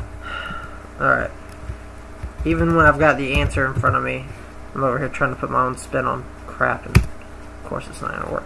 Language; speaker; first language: English; native; English